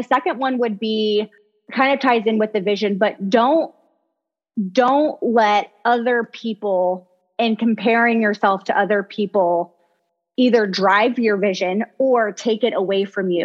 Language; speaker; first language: English; native; English